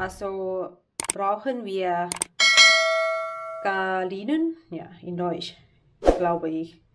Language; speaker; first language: German; non-native, learner; Thai